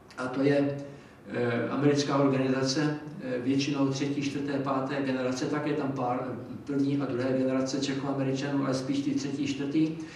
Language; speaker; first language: Czech; native; Czech